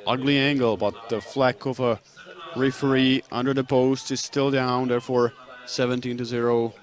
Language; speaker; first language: English; non-native, fluent; Czech